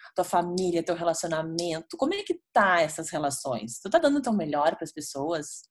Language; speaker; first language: Portuguese; native; Portuguese